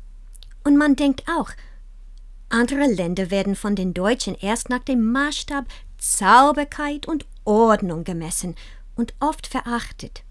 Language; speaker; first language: German; non-native, fluent; English